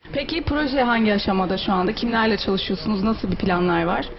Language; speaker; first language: Turkish; native; Turkish